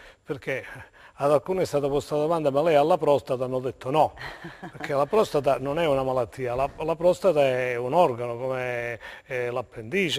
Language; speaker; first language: Italian; native; Italian